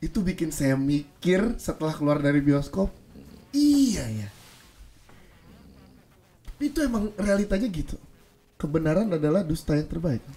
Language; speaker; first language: Indonesian; native; Indonesian